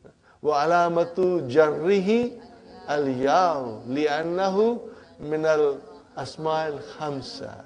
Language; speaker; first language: Arabic; non-native, fluent; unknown